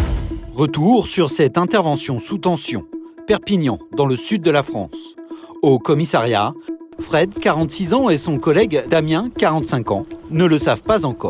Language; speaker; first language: French; native; French